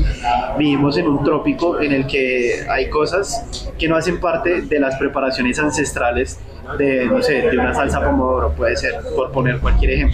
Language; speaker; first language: Spanish; native; Spanish